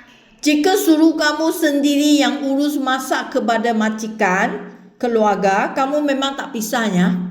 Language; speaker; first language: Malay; non-native, local second language; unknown